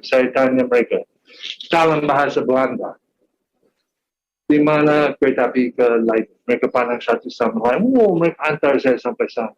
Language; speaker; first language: Indonesian; non-native, fluent; English